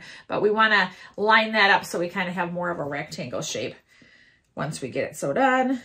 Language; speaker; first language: English; native; English